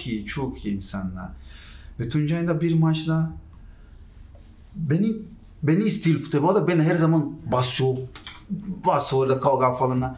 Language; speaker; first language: Turkish; non-native, learner; Portuguese